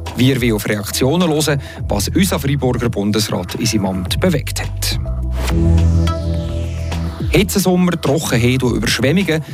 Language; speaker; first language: German; native; German